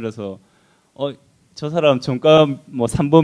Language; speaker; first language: Korean; native; Korean